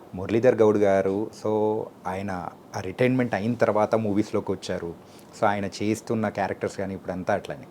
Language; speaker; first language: Telugu; native; Telugu